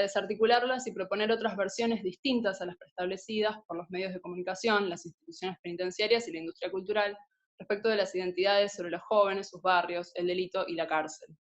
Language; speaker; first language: Spanish; native; Spanish